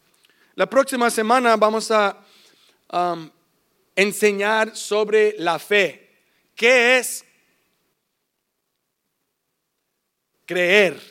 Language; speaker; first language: Spanish; early bilingual, heritage; English